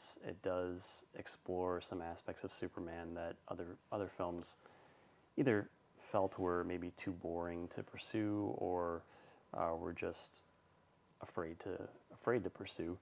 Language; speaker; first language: English; native; English